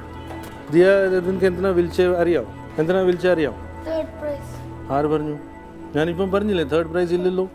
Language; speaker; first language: Malayalam; non-native, fluent; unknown